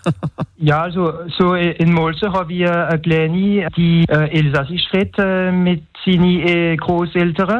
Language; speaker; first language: German; non-native, local second language; French